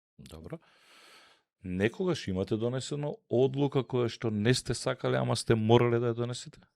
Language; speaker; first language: Macedonian; native; Macedonian